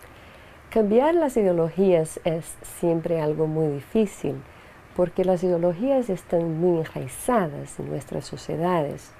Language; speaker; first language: Spanish; non-native, fluent; Portuguese